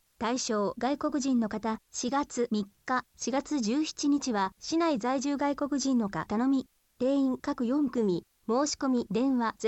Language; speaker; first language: Japanese; native; Japanese